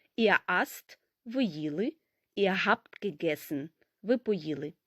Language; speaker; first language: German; non-native, fluent; Ukrainian